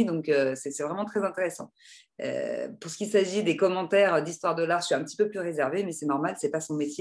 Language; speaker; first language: French; native; French